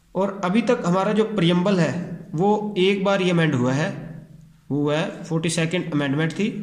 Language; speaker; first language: Hindi; non-native, local second language; Punjabi